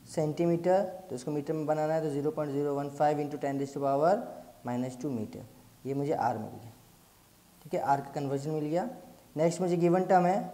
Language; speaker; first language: Hindi; native; Hindi